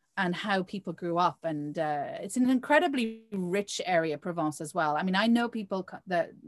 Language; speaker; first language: English; native; English